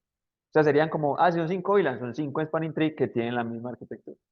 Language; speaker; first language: Spanish; native; Spanish